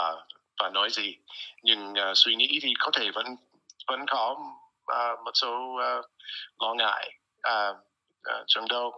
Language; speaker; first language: Vietnamese; non-native, fluent; English